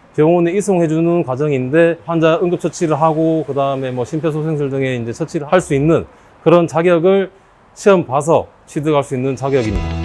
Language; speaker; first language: Korean; native; Korean